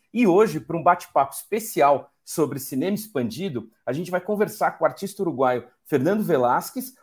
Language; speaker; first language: Portuguese; native; Portuguese